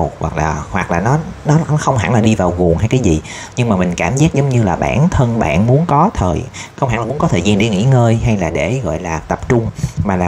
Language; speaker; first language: Vietnamese; native; Vietnamese